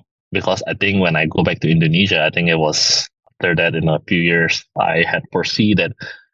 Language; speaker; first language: English; early bilingual, other home language; Indonesian